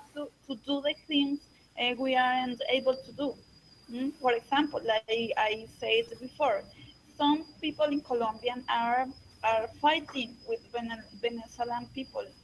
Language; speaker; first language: English; non-native, learner; Spanish